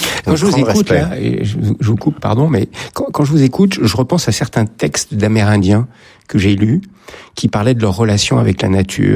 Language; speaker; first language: French; native; French